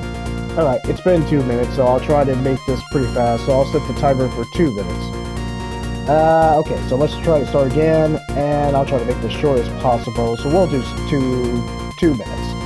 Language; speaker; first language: English; native; English